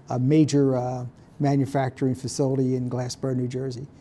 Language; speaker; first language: English; native; English